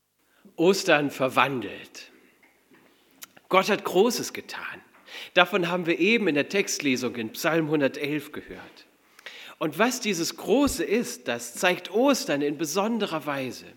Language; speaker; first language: German; native; German